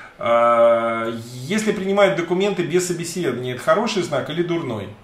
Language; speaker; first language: Russian; native; Russian